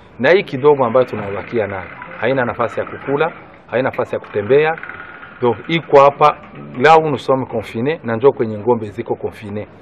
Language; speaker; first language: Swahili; non-native, local second language; Kinyarwanda